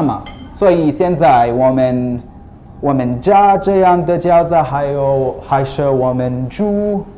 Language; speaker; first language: Chinese; non-native, learner; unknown